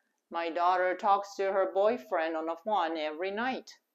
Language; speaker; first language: English; non-native, fluent; Japanese